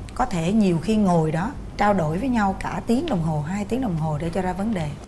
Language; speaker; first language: Vietnamese; native; Vietnamese